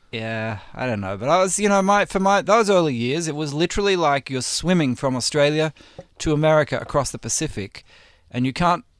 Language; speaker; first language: English; native; English